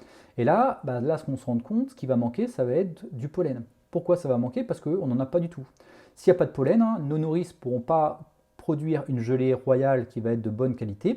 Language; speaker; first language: French; native; French